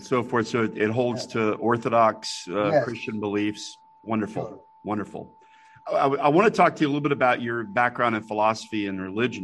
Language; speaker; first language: English; native; English